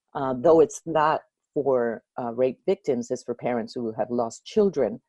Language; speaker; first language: English; early bilingual, other home language; Spanish